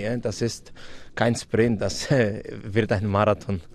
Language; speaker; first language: German; non-native, fluent; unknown